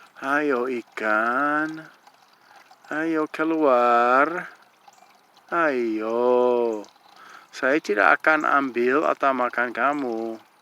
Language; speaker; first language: Indonesian; non-native, fluent; English